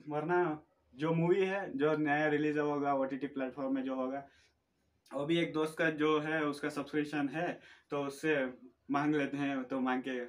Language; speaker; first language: Hindi; non-native, local second language; Urdu